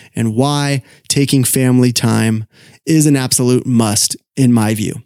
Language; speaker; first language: English; native; English